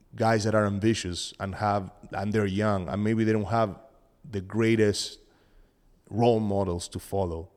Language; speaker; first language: English; non-native, fluent; Spanish